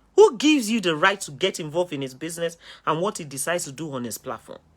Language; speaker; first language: English; non-native, local second language; Yoruba